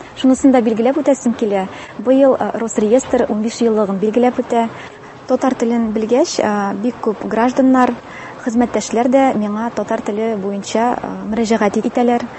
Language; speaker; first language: Tatar; non-native, local second language; Russian